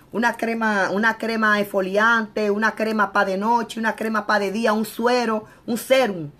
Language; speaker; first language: Spanish; native; Spanish